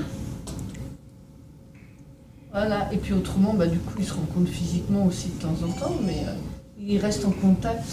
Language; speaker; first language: French; native; French